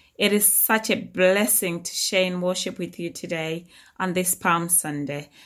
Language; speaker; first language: English; non-native, local second language; Shona